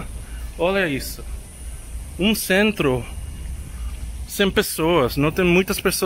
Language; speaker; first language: Portuguese; non-native, learner; English